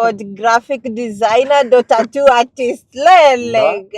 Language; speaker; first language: Macedonian; non-native, learner; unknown